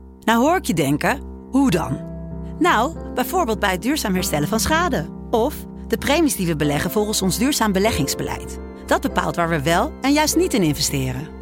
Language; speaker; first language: Dutch; native; Dutch